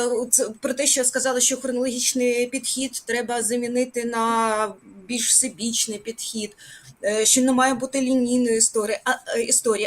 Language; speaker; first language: Ukrainian; native; Ukrainian